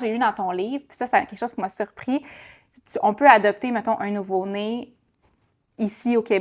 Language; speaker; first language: French; native; French